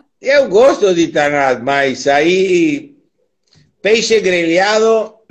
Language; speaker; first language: Portuguese; non-native, learner; Spanish